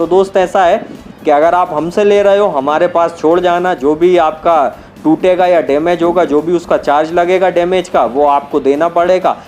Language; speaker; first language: Hindi; native; Hindi